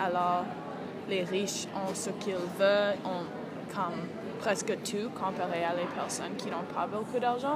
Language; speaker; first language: French; non-native, learner; English